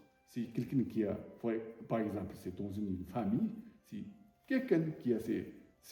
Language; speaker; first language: French; non-native, learner; Tibetan